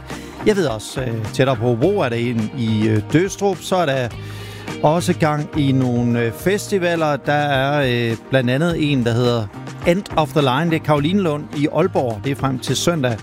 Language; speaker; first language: Danish; native; Danish